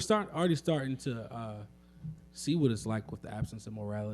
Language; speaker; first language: English; native; English